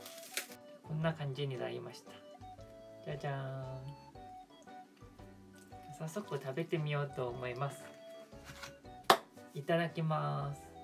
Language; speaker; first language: Japanese; non-native, fluent; Korean